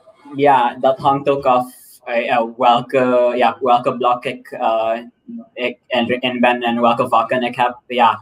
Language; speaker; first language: Dutch; non-native, local second language; Papiamento